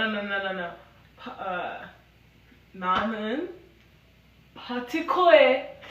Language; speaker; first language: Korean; non-native, learner; English